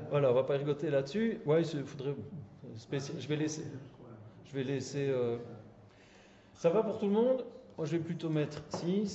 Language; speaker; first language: French; native; French